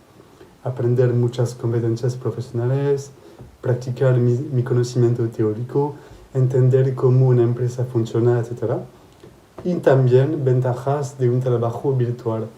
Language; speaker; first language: Spanish; non-native, fluent; French